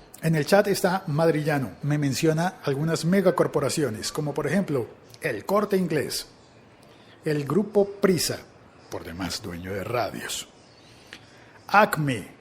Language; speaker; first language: Spanish; native; Spanish